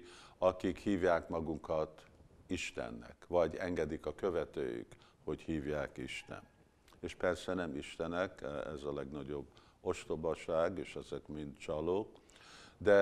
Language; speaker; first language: Hungarian; early bilingual, heritage; Hungarian